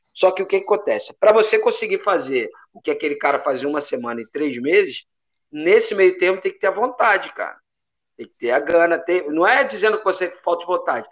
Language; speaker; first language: Portuguese; native; Portuguese